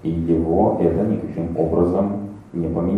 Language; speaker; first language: Russian; native; Russian